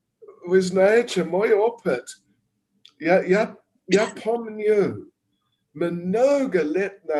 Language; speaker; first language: Russian; non-native, learner; English